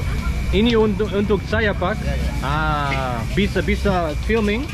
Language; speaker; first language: Indonesian; non-native, learner; German